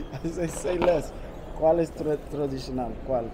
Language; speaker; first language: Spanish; non-native, learner; English